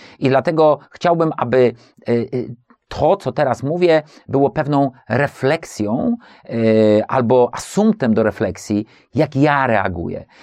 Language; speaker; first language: Polish; native; Polish